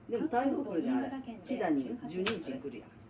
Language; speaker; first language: Japanese; native; Japanese